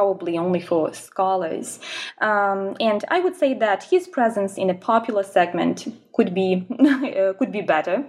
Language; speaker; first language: English; non-native, fluent; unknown